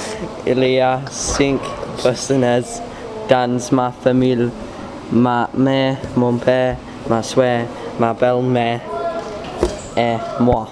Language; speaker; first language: French; non-native, learner; English